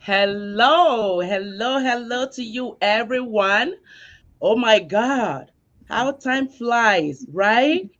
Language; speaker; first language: English; non-native, local second language; Yoruba